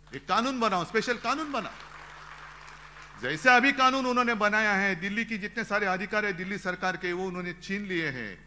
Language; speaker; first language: Hindi; non-native, local second language; Marathi